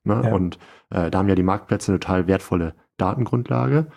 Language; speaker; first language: German; native; German